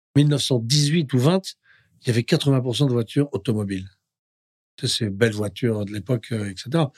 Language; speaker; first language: French; native; French